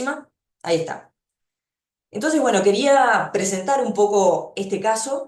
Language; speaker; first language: Spanish; native; Spanish